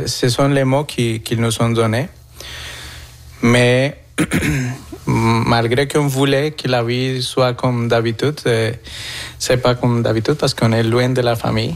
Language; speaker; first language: French; non-native, fluent; Spanish